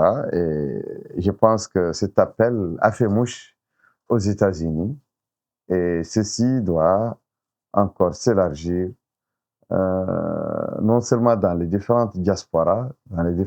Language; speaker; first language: French; non-native, local second language; Arabic